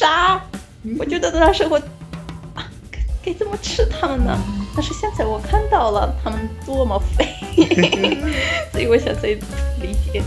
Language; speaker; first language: Chinese; non-native, fluent; Ukrainian